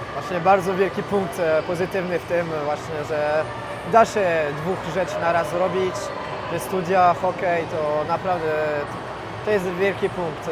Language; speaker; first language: Polish; non-native, fluent; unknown